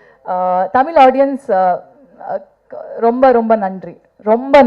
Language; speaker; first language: Tamil; non-native, learner; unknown